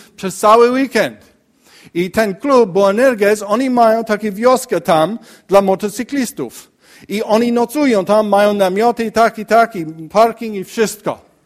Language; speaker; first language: Polish; non-native, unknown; English